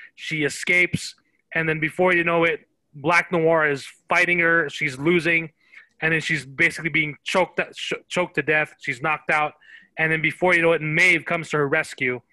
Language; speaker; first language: English; non-native, local second language; Filipino